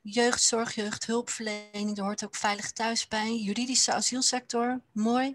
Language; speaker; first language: Dutch; native; Dutch